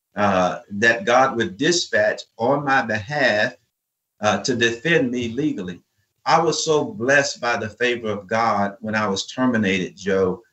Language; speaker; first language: English; native; English